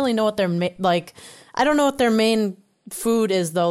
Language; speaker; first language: English; native; English